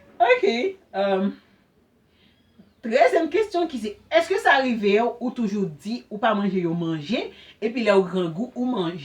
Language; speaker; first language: French; non-native, learner; Haitian Creole